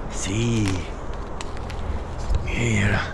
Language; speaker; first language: Spanish; non-native, fluent; English